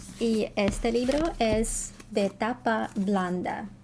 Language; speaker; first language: Spanish; non-native, learner; Russian